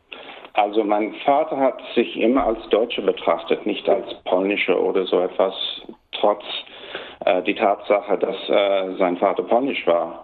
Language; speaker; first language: German; early bilingual, heritage; German